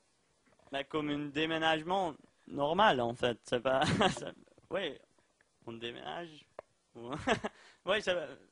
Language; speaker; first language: French; non-native, learner; Dutch